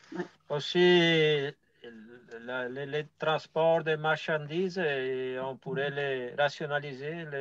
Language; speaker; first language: French; non-native, fluent; Italian